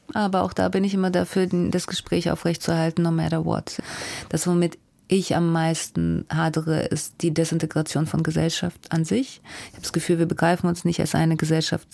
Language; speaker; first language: German; early bilingual, other home language; Russian